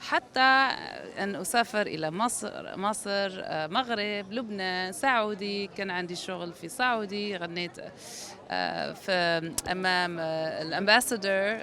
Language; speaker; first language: Arabic; non-native, learner; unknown